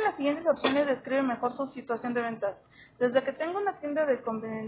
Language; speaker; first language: Spanish; native; Spanish